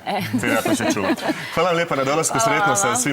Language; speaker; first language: Croatian; native; Croatian